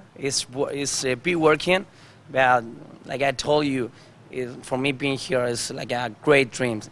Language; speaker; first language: English; non-native, learner; Spanish